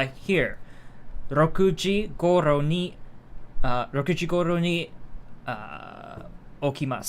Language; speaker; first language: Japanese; non-native, learner; English